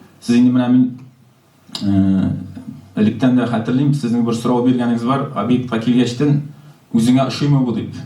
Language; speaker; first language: Tatar; native; Tatar